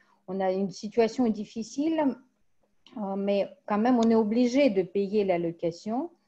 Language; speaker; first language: French; non-native, fluent; Russian